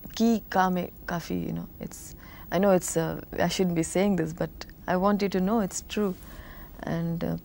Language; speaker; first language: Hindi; non-native, local second language; Telugu